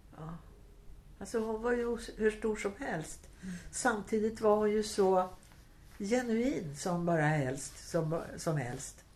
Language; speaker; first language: Swedish; native; Swedish